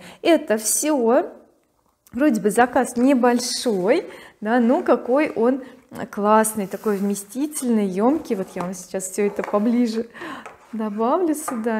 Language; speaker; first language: Russian; native; Russian